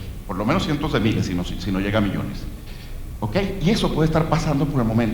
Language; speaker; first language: Spanish; native; Spanish